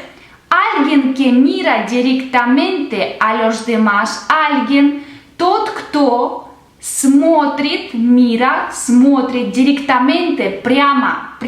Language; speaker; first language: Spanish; non-native, fluent; Russian